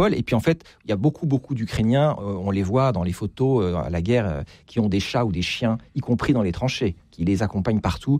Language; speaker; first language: French; native; French